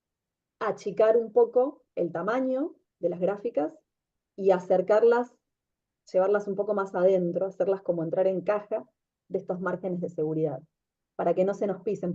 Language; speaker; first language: Spanish; native; Spanish